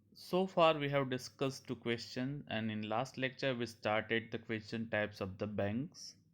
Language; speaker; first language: English; non-native, local second language; Gujarati